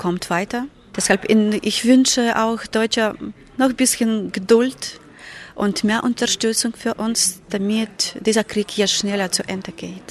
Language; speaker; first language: German; non-native, fluent; Ukrainian